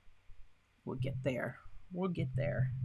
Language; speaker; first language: English; native; English